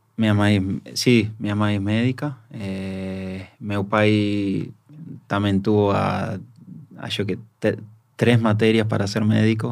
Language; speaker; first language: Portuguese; non-native, learner; Spanish